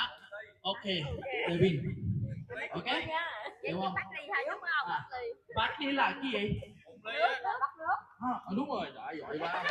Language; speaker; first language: Vietnamese; non-native, learner; Kannada